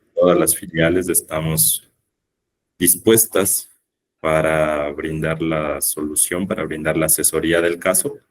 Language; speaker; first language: Spanish; native; Spanish